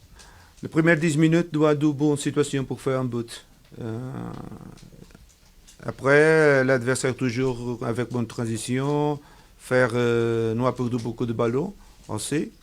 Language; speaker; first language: French; non-native, learner; Portuguese